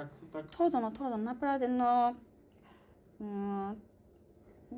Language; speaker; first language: Polish; non-native, learner; Japanese